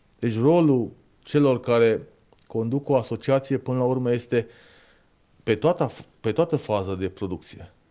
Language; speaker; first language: Romanian; native; Romanian